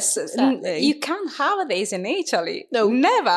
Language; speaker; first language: English; non-native, fluent; Italian